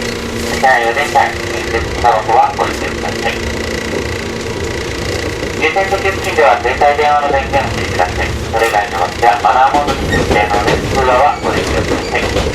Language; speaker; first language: Japanese; native; Japanese